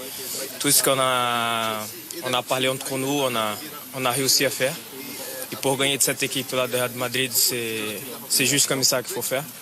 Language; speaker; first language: French; non-native, fluent; Portuguese